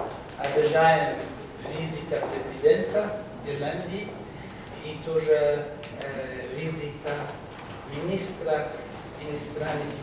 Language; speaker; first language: Russian; non-native, learner; English